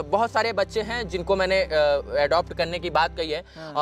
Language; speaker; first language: Hindi; native; Hindi